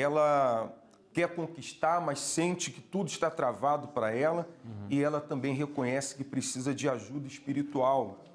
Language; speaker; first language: Portuguese; native; Portuguese